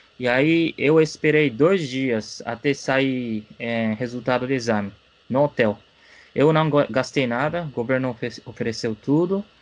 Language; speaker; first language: Portuguese; non-native, fluent; Japanese